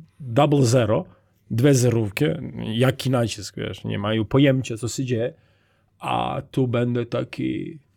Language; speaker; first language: Polish; non-native, learner; Croatian